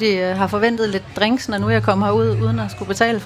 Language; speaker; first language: Danish; native; Danish